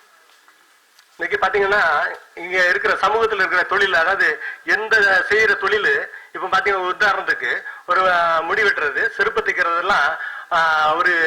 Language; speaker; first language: Tamil; native; Tamil